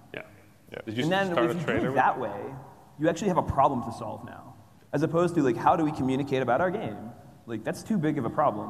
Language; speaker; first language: English; native; English